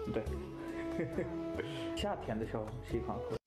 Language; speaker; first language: Chinese; non-native, learner; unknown